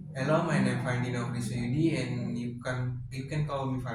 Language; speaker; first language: English; non-native, learner; Indonesian